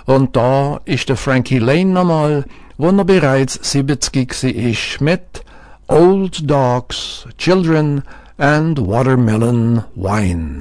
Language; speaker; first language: German; native; German